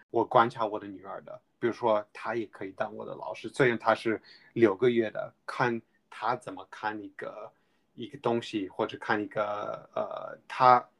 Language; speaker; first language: Chinese; non-native, fluent; English